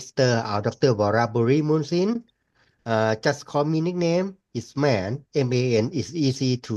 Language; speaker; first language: English; non-native, learner; Thai